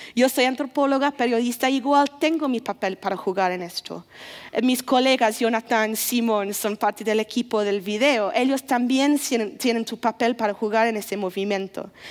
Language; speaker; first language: Spanish; non-native, fluent; English